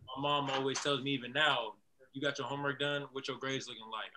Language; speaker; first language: English; native; English